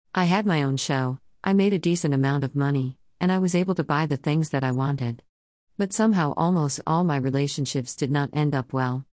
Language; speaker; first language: English; non-native, local second language; Surigaonon